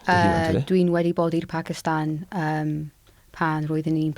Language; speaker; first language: Welsh; non-native, local second language; English